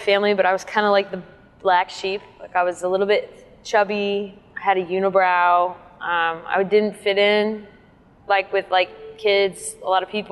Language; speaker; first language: English; native; English